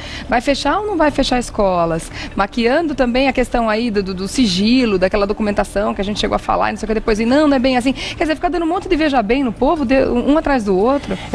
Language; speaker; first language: Portuguese; native; Portuguese